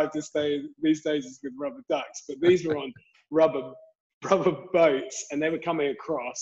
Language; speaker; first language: English; native; English